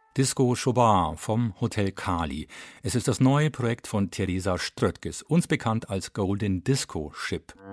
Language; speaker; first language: German; native; German